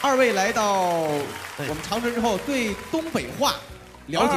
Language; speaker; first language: Chinese; native; Chinese